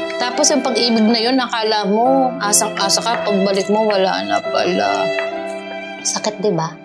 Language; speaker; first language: Filipino; native; Filipino